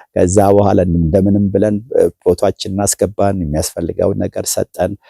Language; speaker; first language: Amharic; native; Amharic